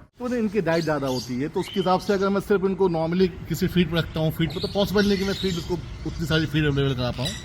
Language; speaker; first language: Hindi; native; Hindi